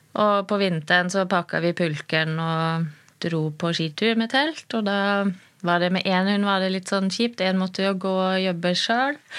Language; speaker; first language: Norwegian; non-native, fluent; German